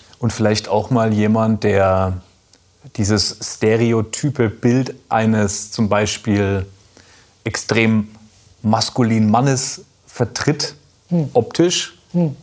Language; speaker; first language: German; native; German